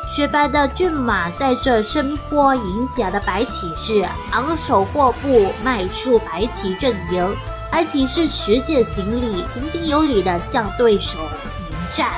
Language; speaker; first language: Chinese; native; Chinese